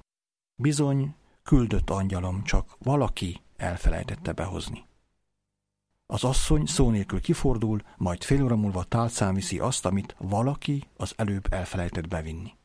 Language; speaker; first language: Hungarian; native; Hungarian